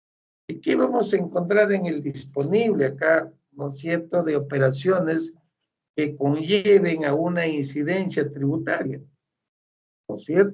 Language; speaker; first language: Spanish; native; Spanish